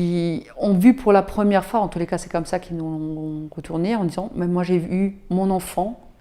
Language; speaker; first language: French; native; French